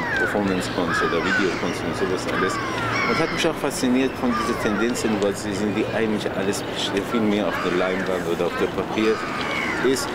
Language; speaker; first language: German; non-native, fluent; Persian